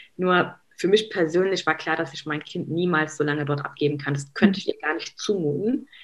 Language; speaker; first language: German; early bilingual, other home language; Arabic